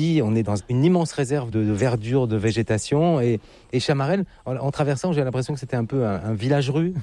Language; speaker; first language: French; native; French